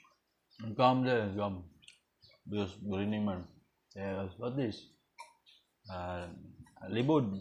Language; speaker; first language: English; non-native, learner; Cebuano